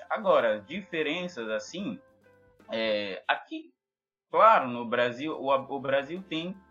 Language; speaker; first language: Portuguese; non-native, fluent; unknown